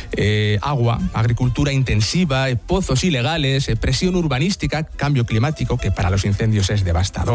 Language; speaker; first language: Spanish; native; Spanish